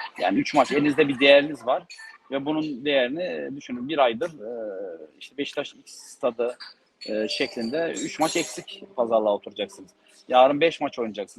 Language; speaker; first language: Turkish; native; Turkish